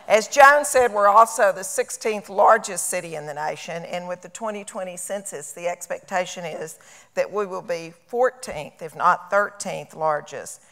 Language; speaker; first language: English; native; English